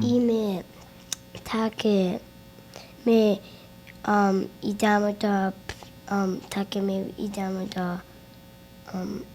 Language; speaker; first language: Ukrainian; early bilingual, heritage; Ukrainian